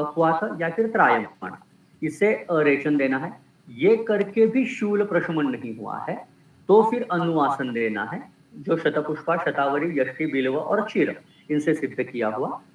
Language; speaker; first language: Hindi; non-native, local second language; Marathi